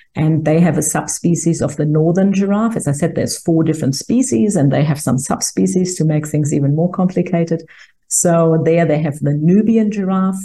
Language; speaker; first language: English; non-native, fluent; German